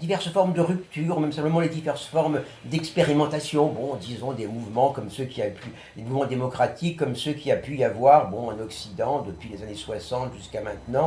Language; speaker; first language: French; native; French